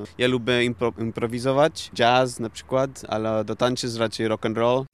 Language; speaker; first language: Polish; non-native, learner; Portuguese